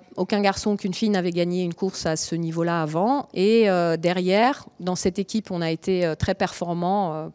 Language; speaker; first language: French; early bilingual, other home language; Romanian